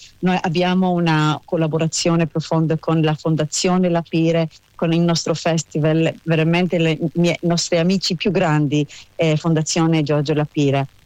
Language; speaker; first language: Italian; non-native, learner; Hebrew